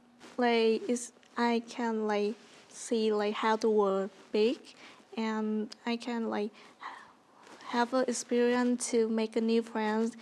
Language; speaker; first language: English; non-native, learner; Vietnamese